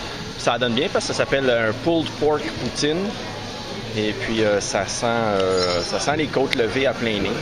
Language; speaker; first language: French; native; French